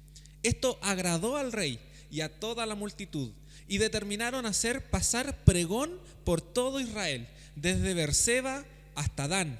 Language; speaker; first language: Spanish; native; Spanish